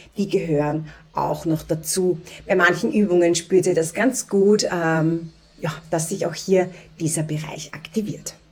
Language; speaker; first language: German; native; German